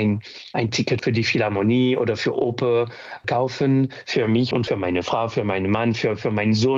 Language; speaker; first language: German; non-native, fluent; French